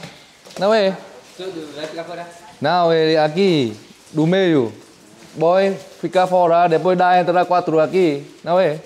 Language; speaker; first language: Portuguese; non-native, learner; Vietnamese